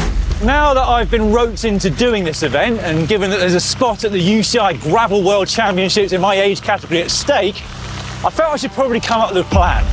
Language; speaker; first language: English; native; English